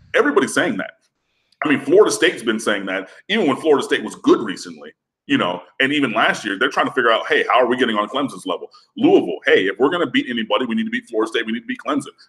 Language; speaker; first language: English; native; English